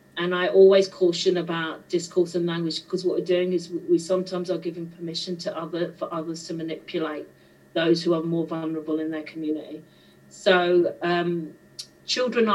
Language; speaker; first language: English; native; English